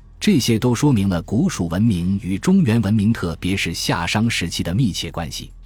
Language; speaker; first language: Chinese; native; Chinese